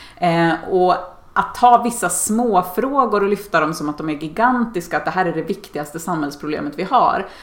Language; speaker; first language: Swedish; native; Swedish